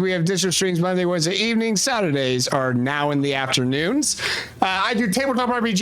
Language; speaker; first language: English; native; English